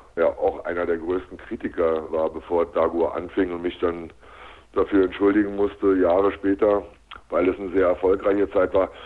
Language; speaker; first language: German; native; German